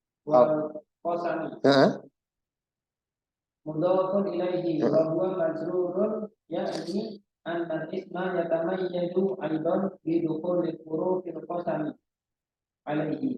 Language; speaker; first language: Arabic; non-native, learner; Indonesian